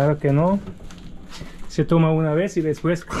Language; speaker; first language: Spanish; non-native, learner; German